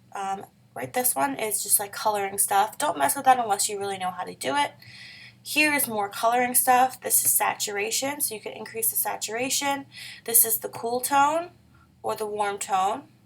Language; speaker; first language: English; native; English